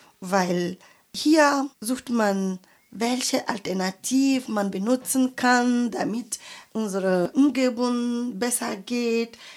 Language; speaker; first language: German; non-native, fluent; French